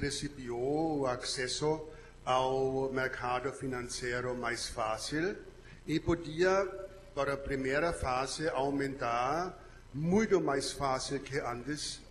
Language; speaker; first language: Portuguese; non-native, fluent; German